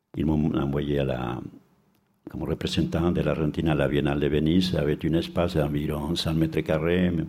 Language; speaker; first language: French; non-native, fluent; Spanish